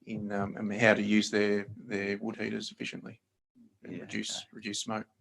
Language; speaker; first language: English; native; English